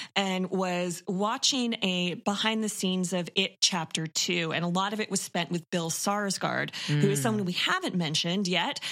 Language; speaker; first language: English; native; English